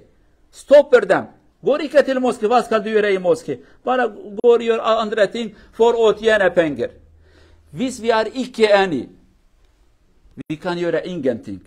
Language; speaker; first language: Norwegian; non-native, learner; Kurdish